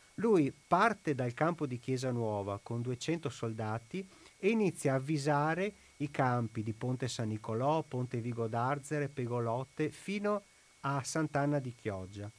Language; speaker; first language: Italian; native; Italian